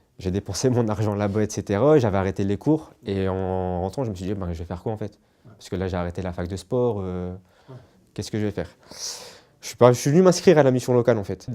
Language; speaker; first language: French; native; French